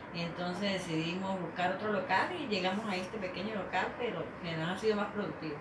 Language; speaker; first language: Spanish; native; Spanish